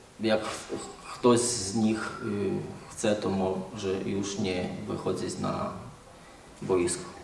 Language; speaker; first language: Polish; non-native, learner; Ukrainian